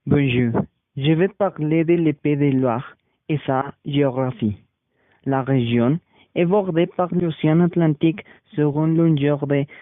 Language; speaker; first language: French; non-native, learner; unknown